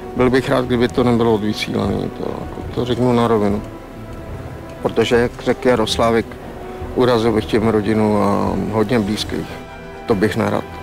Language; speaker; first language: Czech; native; Czech